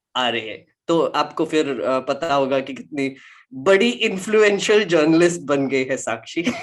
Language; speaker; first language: Hindi; non-native, local second language; Marathi